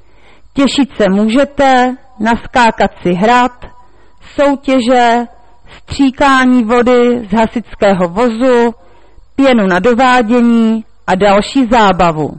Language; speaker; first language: Czech; native; Czech